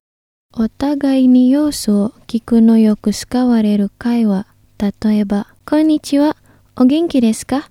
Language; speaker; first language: Japanese; non-native, fluent; Indonesian